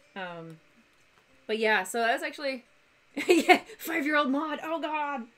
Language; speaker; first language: English; native; English